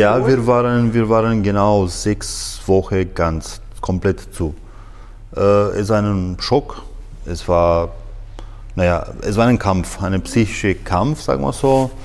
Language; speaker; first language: German; non-native, fluent; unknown